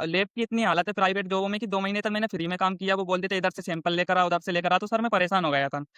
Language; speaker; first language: Hindi; native; Hindi